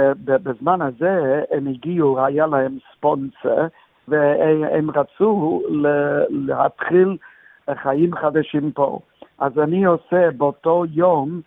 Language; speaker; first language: Hebrew; non-native, fluent; English